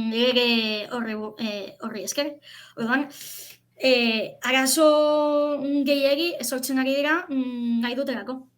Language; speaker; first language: Basque; non-native, fluent; Catalan